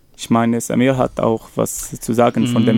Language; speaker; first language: German; non-native, fluent; Arabic